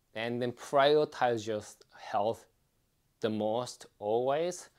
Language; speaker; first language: English; non-native, fluent; Japanese